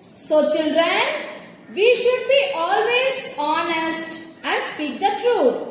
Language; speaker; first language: English; non-native, local second language; Tamil